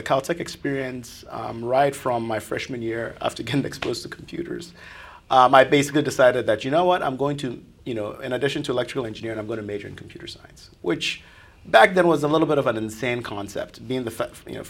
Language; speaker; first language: English; non-native, local second language; Akan